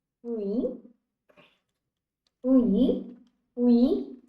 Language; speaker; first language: French; non-native, learner; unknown